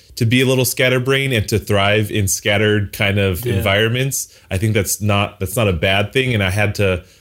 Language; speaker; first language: English; native; English